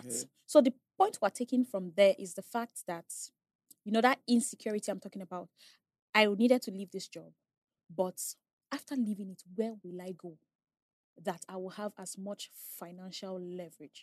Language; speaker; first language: English; non-native, local second language; Igbo